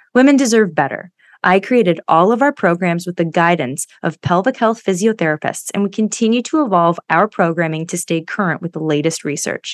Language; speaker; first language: English; native; English